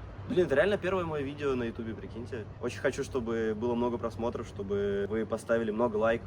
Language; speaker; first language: Russian; native; Russian